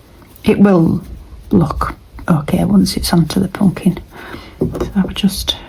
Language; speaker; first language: English; native; English